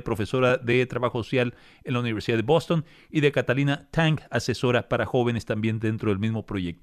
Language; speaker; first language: Spanish; native; Spanish